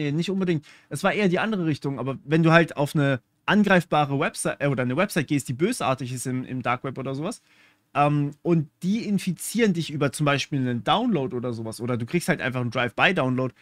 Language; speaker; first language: German; native; German